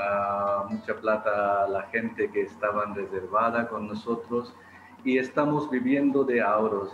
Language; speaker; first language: Spanish; non-native, fluent; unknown